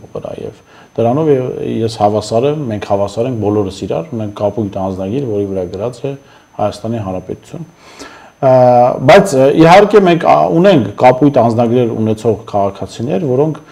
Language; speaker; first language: Armenian; non-native, local second language; Kurdish